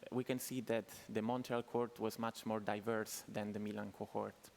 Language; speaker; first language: English; non-native, fluent; Italian